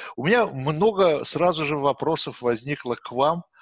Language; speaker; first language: Russian; native; Russian